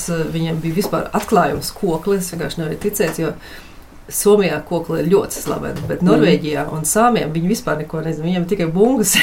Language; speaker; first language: Latvian; early bilingual, heritage; Latvian